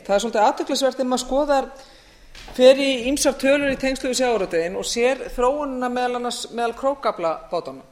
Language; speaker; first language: Icelandic; native; Icelandic